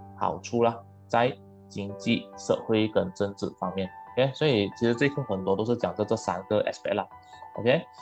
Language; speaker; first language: Chinese; native; Chinese